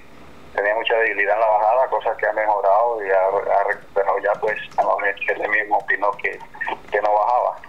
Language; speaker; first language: Spanish; native; Spanish